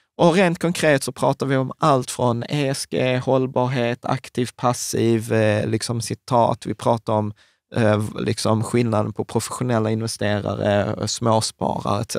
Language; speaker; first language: Swedish; native; Swedish